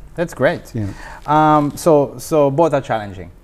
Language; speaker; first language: English; non-native, fluent; Hebrew